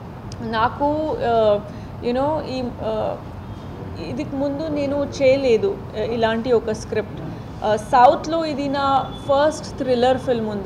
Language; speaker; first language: Telugu; non-native, fluent; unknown